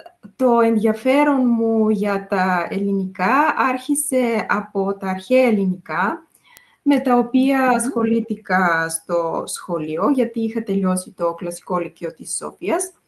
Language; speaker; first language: Greek; non-native, fluent; Bulgarian